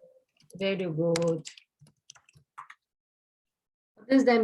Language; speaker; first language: English; non-native, fluent; Korean